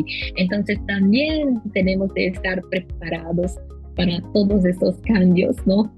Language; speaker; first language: Spanish; non-native, fluent; Portuguese